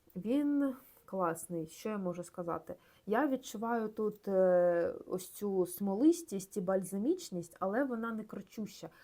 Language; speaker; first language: Ukrainian; non-native, local second language; Russian